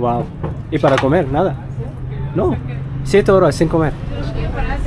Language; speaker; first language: Spanish; non-native, learner; English